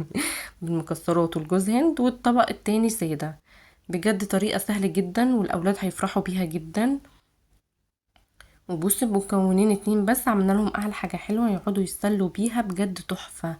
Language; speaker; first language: Arabic; native; Arabic